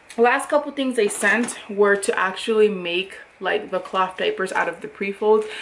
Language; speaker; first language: English; native; English